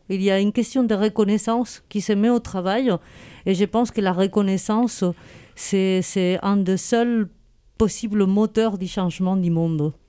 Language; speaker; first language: French; non-native, fluent; Spanish